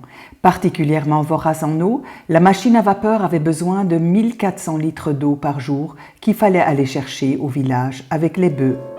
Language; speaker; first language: French; native; French